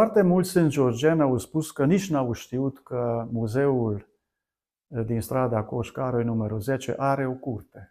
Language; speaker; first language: Romanian; non-native, local second language; Hungarian